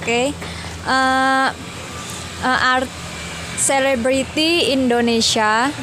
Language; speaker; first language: English; non-native, learner; Indonesian